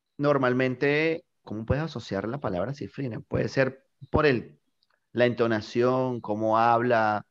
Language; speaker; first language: Spanish; native; Spanish